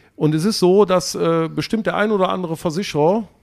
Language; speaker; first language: German; native; German